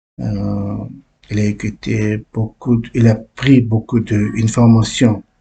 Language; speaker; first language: French; non-native, learner; Uzbek